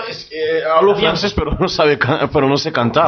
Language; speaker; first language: Spanish; early bilingual, heritage; French